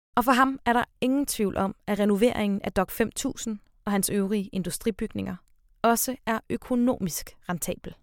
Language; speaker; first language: Danish; native; Danish